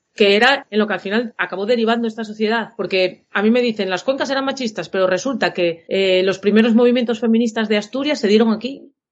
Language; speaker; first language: Spanish; native; Spanish